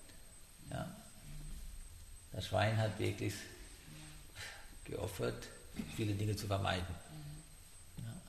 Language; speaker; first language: German; non-native, learner; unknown